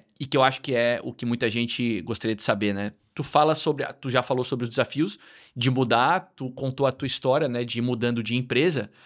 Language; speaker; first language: Portuguese; native; Portuguese